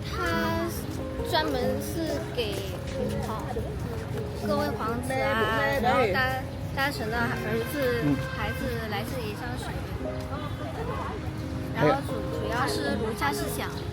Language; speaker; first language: Chinese; non-native, fluent; Vietnamese